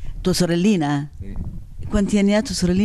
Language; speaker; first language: Italian; native; Italian